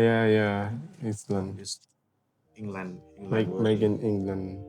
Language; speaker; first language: English; non-native, learner; Burmese